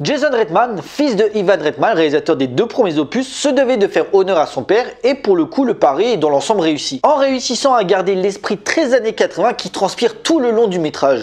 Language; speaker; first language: French; native; French